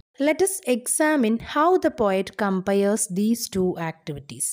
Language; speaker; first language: English; non-native, local second language; Malayalam